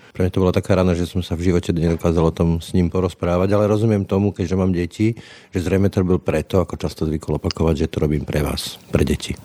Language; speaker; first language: Slovak; native; Slovak